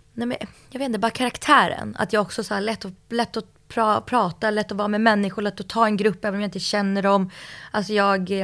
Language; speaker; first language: Swedish; early bilingual, other home language; Russian